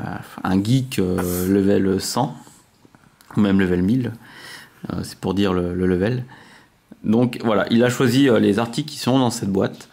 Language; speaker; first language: French; native; French